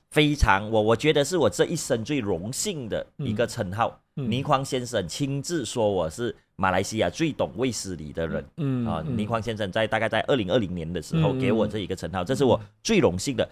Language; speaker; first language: Chinese; native; Chinese